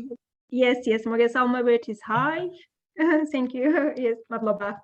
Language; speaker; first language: English; non-native, fluent; Azerbaijani